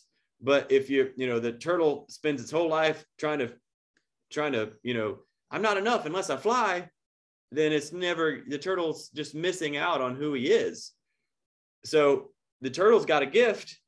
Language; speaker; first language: English; native; English